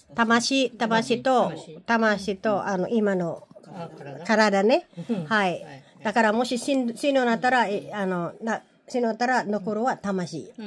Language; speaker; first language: Japanese; non-native, learner; Filipino